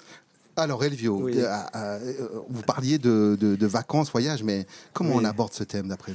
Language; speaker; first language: French; native; French